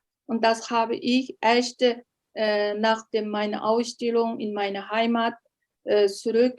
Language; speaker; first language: German; non-native, learner; Uyghur